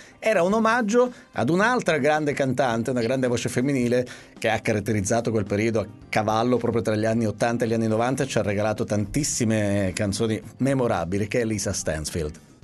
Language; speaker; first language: Italian; native; Italian